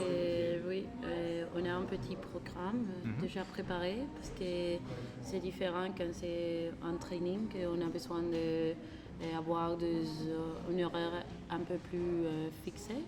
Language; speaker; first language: French; non-native, learner; Spanish